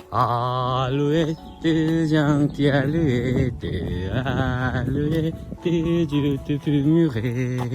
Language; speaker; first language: French; non-native, learner; Korean